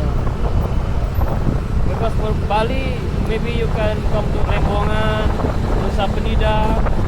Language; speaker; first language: English; non-native, learner; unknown